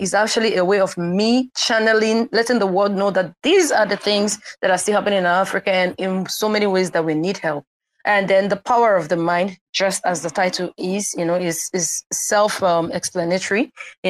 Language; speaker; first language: English; non-native, local second language; Igbo